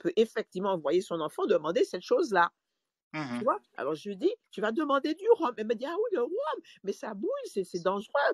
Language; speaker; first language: French; native; French